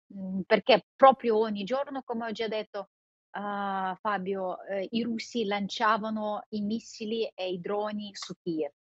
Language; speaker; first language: Italian; non-native, fluent; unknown